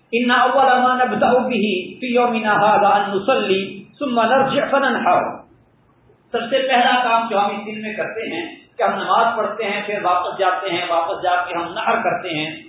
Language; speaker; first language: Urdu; non-native, local second language; Punjabi